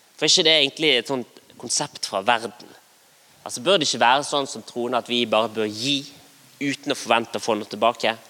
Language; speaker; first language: Norwegian; native; Norwegian